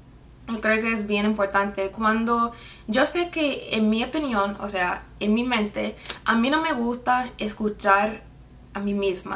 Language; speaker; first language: Spanish; non-native, fluent; English